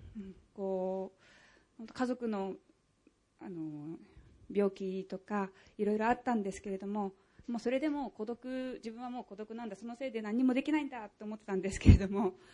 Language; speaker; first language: Japanese; native; Japanese